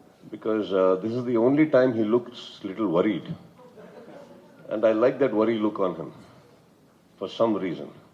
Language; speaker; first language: English; non-native, local second language; Kannada